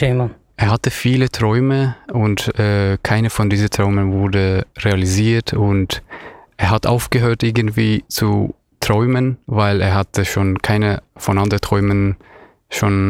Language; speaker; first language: German; non-native, fluent; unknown